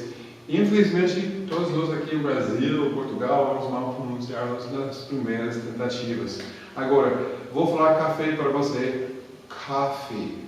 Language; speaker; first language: Portuguese; non-native, fluent; English